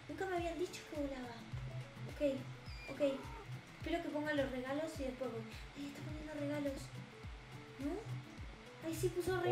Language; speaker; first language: Spanish; native; Spanish